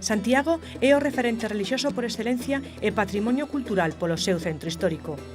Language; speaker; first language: Galician; native; Galician